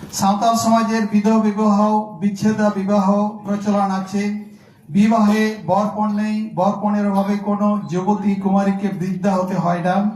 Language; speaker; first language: Bangla; non-native, local second language; Santali